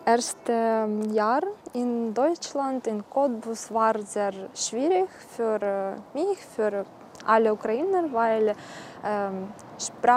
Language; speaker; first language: German; non-native, learner; Ukrainian